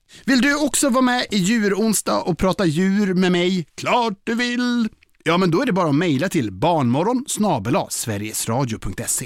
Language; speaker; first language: Swedish; native; Swedish